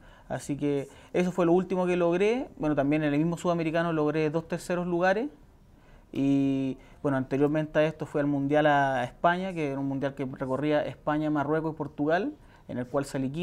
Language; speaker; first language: Spanish; native; Spanish